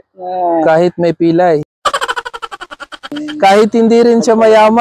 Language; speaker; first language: Filipino; non-native, learner; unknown